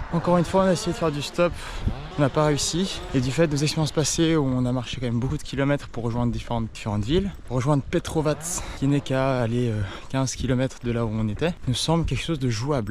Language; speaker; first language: French; native; French